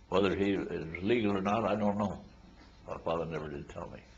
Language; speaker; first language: English; native; English